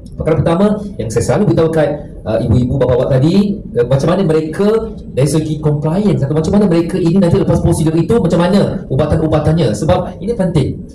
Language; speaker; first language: Malay; native; Malay